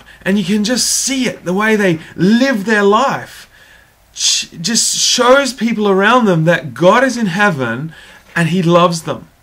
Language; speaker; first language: English; native; English